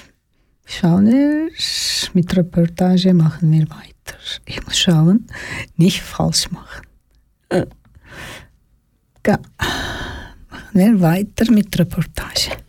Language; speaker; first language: German; non-native, learner; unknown